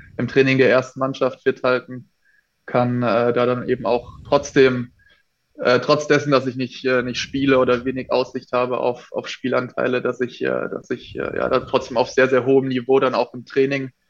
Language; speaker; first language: German; native; German